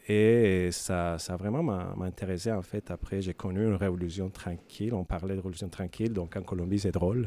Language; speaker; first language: French; non-native, fluent; Spanish